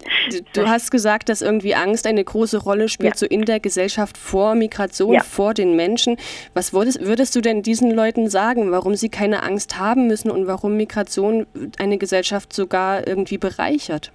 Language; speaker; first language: German; native; German